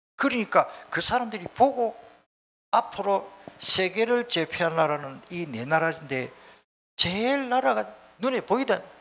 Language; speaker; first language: Korean; native; Korean